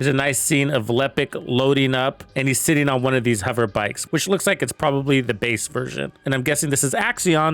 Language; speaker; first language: English; native; English